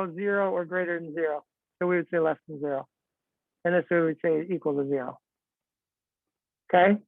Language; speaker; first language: English; native; English